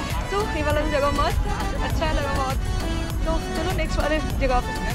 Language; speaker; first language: Hindi; non-native, local second language; Bangla